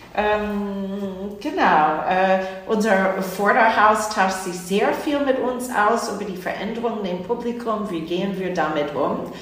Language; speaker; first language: German; non-native, fluent; English